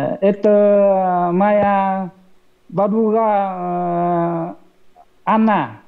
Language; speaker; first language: Russian; non-native, learner; Vietnamese